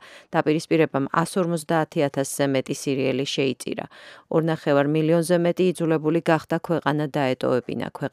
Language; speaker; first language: Georgian; native; Georgian